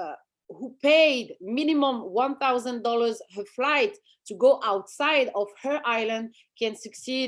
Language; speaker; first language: English; non-native, fluent; French